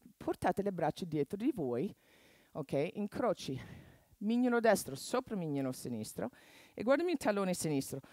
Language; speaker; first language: Italian; non-native, fluent; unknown